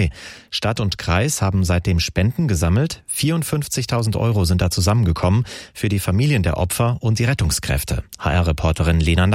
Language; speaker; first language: German; native; German